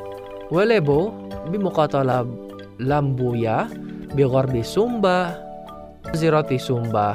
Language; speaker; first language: Arabic; non-native, fluent; Indonesian